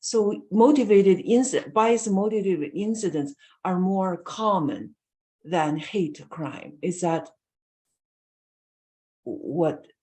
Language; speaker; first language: English; non-native, fluent; Chinese